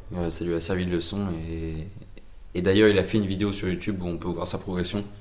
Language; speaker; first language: French; native; French